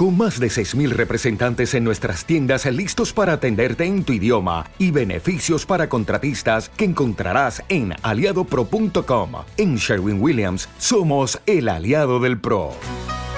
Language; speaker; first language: Spanish; native; Spanish